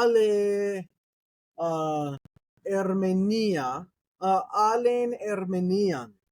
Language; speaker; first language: Greek; non-native, learner; English